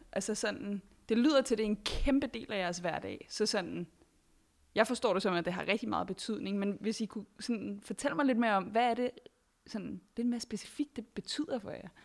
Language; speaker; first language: Danish; native; Danish